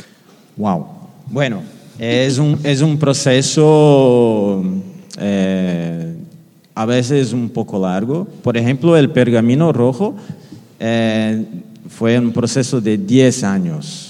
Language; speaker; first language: Spanish; non-native, fluent; Portuguese